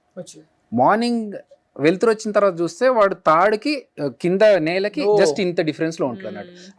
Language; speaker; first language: Telugu; native; Telugu